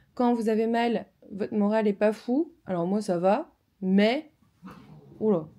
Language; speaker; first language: French; native; French